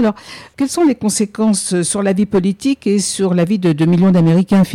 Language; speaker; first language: French; native; French